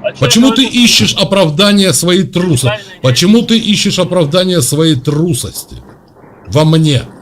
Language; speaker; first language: Russian; native; Russian